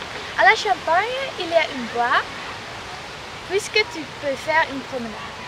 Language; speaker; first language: French; non-native, learner; Dutch